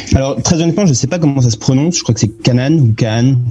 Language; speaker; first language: French; native; French